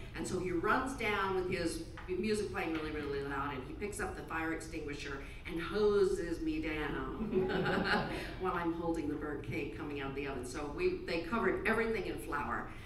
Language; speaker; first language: English; native; English